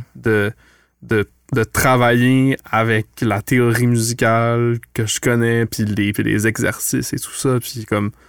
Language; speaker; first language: French; native; French